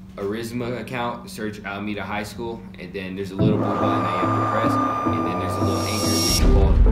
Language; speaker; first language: English; early bilingual, other home language; Spanish